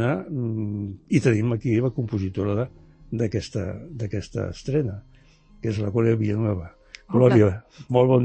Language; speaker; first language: Catalan; native; Catalan